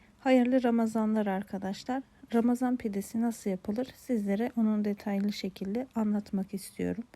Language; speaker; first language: Turkish; native; Turkish